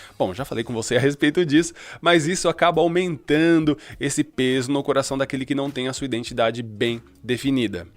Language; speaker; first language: Portuguese; early bilingual, other home language; Spanish